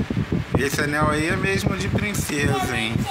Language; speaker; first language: Portuguese; native; Portuguese